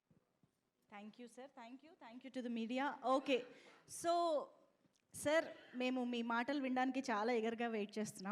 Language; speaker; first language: Telugu; native; Telugu